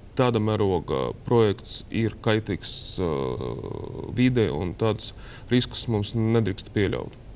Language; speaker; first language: Latvian; non-native, local second language; Russian